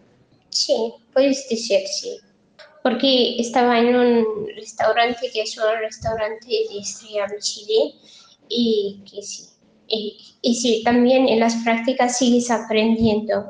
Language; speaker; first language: Spanish; non-native, fluent; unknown